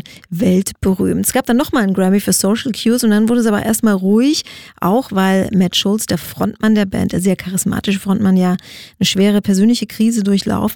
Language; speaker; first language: German; native; German